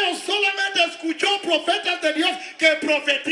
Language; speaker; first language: Spanish; non-native, learner; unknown